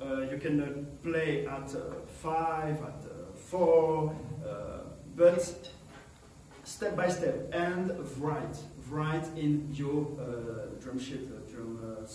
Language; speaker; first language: English; non-native, learner; French